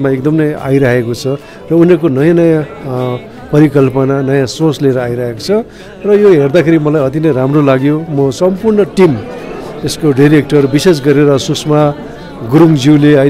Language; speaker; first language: Nepali; native; Nepali